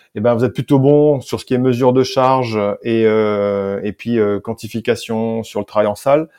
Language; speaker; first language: French; native; French